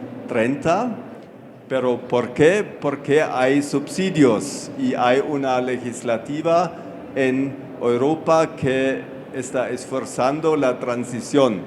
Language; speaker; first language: Spanish; non-native, fluent; German